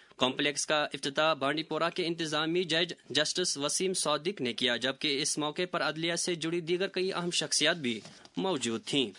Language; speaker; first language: Urdu; non-native, local second language; Kashmiri